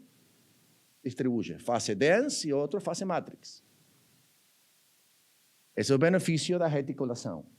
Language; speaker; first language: Portuguese; non-native, learner; Spanish